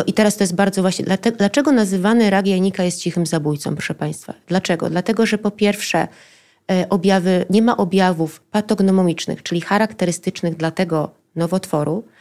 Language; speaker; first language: Polish; native; Polish